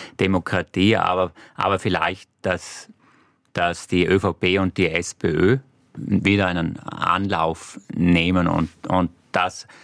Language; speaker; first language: German; native; German